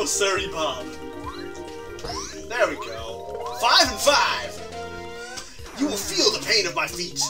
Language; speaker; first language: English; native; English